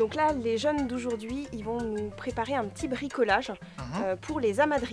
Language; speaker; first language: French; native; French